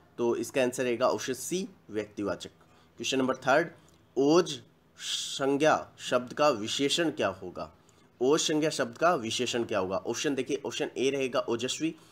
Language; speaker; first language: Hindi; native; Hindi